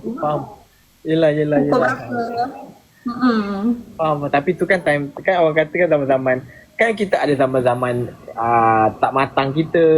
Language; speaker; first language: Malay; native; Malay